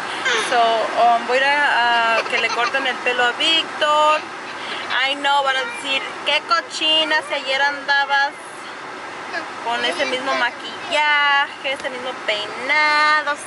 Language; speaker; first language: Spanish; early bilingual, heritage; Spanish